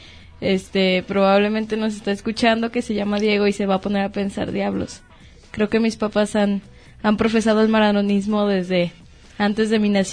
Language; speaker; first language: Spanish; native; Spanish